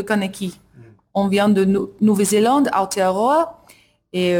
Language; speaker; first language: French; non-native, learner; English